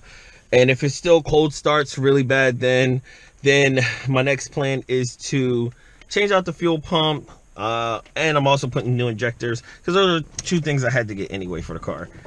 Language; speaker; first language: English; native; English